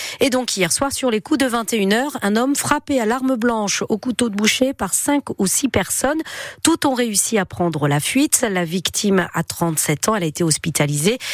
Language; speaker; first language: French; native; French